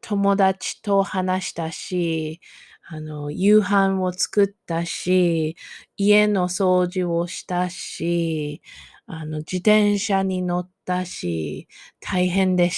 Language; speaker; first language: Japanese; non-native, fluent; English